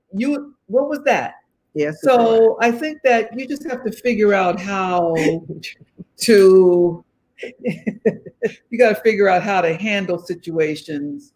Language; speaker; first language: English; native; English